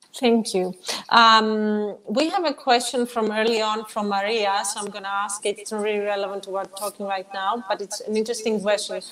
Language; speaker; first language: English; non-native, fluent; Greek